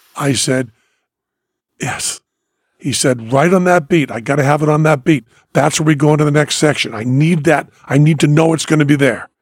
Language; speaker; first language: English; native; English